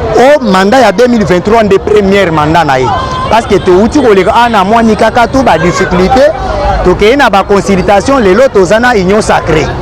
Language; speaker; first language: Lingala; native; Lingala